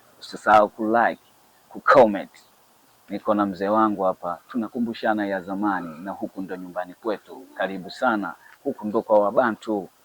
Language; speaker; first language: Swahili; native; Swahili